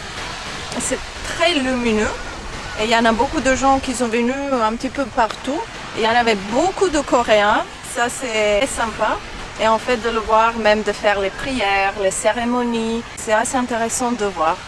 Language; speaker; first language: French; non-native, learner; Croatian